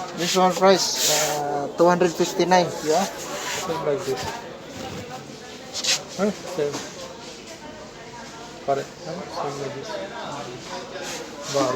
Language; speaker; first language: English; non-native, learner; Filipino